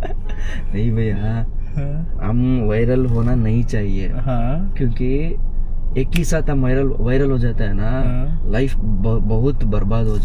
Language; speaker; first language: Hindi; non-native, learner; Kannada